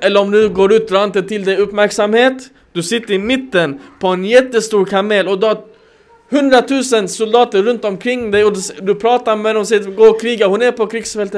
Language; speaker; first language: Swedish; non-native, fluent; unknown